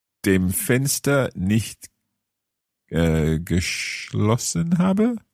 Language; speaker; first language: German; non-native, learner; English